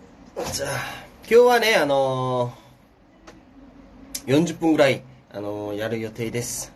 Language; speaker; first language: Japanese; non-native, fluent; Korean